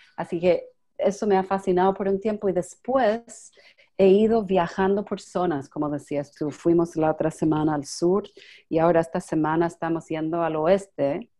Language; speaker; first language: Spanish; non-native, fluent; English